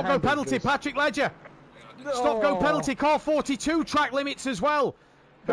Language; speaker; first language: English; native; English